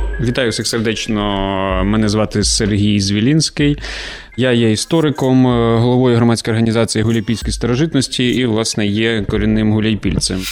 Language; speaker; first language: Ukrainian; native; Ukrainian